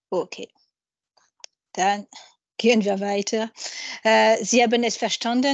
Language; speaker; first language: German; non-native, fluent; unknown